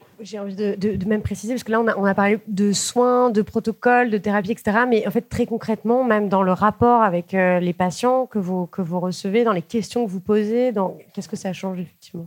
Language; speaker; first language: French; native; French